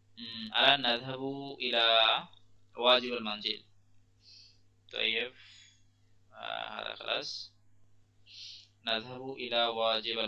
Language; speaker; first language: Arabic; non-native, learner; Bangla